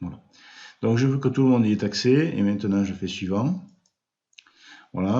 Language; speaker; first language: French; native; French